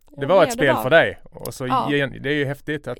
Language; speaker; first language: Swedish; native; Swedish